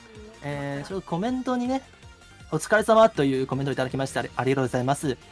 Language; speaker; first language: Japanese; native; Japanese